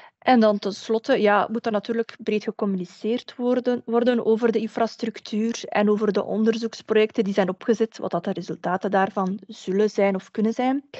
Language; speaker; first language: Dutch; native; Dutch